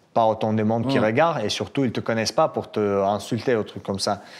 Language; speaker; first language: French; non-native, fluent; Russian